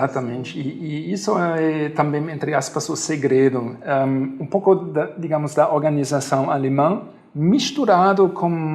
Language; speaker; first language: Portuguese; non-native, fluent; German